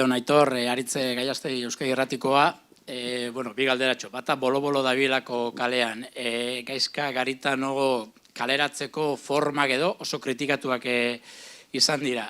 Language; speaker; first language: Basque; native; Basque